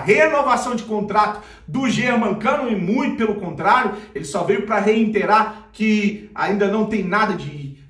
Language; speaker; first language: Portuguese; native; Portuguese